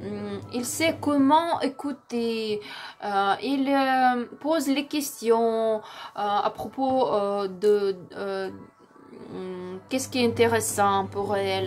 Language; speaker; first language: French; non-native, learner; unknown